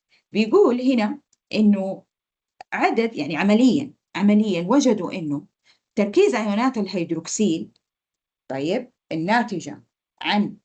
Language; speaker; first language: Arabic; native; Arabic